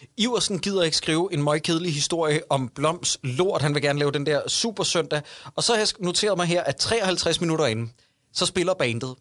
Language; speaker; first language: Danish; native; Danish